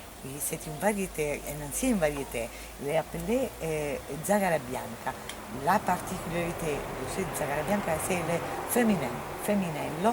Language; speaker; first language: French; non-native, fluent; Italian